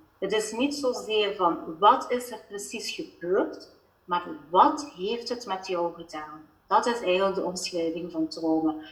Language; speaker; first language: Dutch; native; Dutch